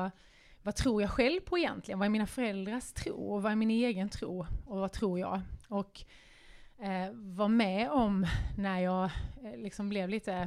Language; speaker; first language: Swedish; native; Swedish